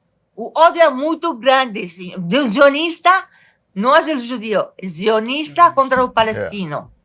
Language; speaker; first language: Portuguese; non-native, fluent; Arabic